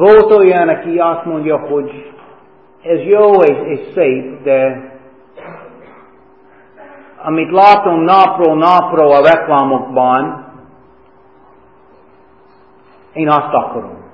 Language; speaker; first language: Hungarian; non-native, fluent; English